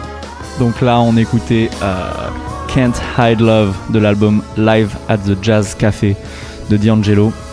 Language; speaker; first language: French; native; French